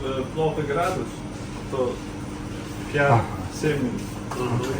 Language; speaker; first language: Russian; non-native, learner; Uzbek